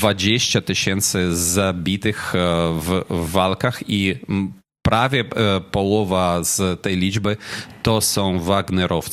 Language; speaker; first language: Polish; non-native, fluent; Ukrainian